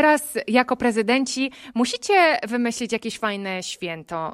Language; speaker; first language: Polish; native; Polish